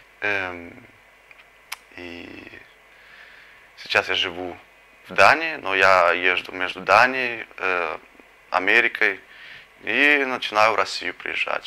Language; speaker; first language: Russian; early bilingual, heritage; Russian